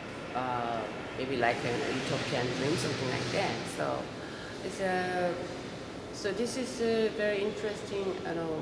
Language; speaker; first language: English; non-native, learner; Korean